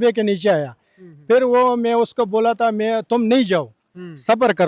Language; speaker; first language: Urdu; non-native, local second language; Pashto